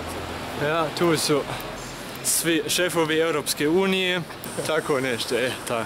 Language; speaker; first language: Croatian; early bilingual, heritage; Croatian